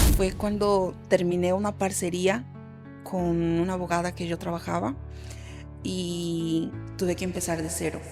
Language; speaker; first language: Spanish; early bilingual, heritage; Spanish